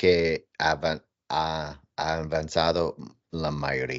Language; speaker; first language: Spanish; non-native, learner; English